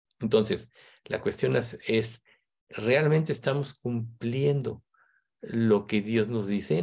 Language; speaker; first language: Spanish; native; Spanish